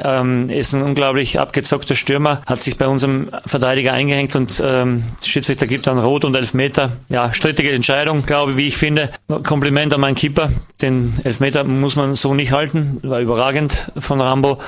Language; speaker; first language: German; native; German